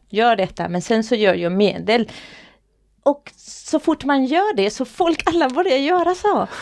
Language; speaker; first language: Swedish; non-native, fluent; Spanish